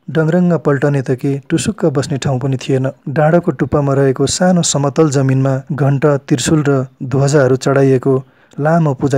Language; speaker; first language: Nepali; native; Nepali